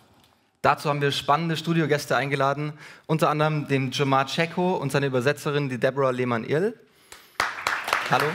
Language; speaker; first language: German; native; German